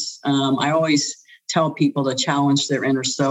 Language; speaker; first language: English; native; English